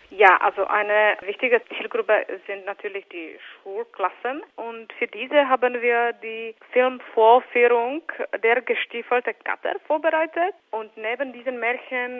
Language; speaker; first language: German; non-native, fluent; Czech